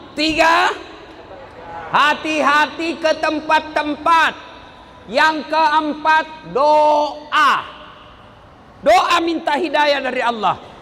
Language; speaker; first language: Indonesian; non-native, local second language; Buginese